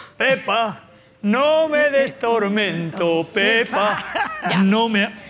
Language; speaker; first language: Spanish; native; Spanish